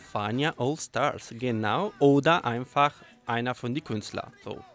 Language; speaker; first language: German; non-native, learner; Spanish